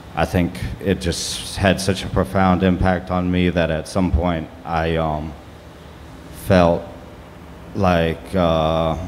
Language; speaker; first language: English; native; English